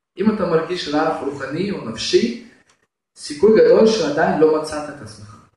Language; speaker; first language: Hebrew; non-native, fluent; Russian